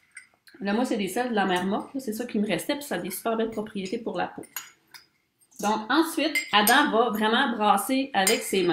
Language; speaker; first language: French; native; French